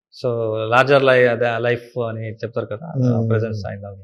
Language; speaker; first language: Telugu; non-native, learner; Kannada